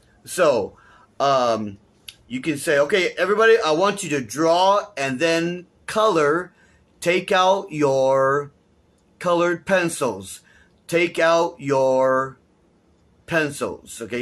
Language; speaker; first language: English; native; English